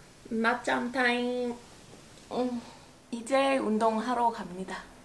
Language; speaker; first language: Korean; non-native, fluent; English